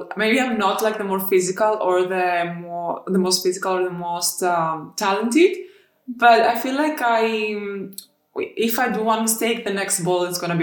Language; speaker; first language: English; non-native, fluent; Greek